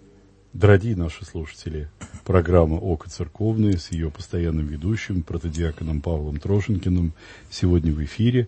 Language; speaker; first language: Russian; native; Russian